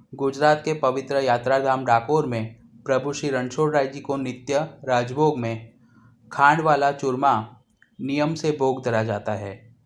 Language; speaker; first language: Hindi; non-native, local second language; Gujarati